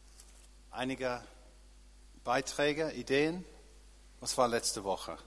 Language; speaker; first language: German; non-native, fluent; English